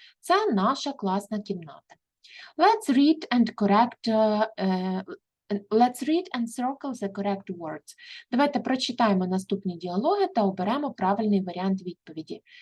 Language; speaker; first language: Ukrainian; native; Ukrainian